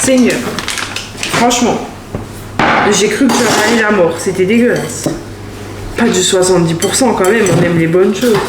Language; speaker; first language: French; native; French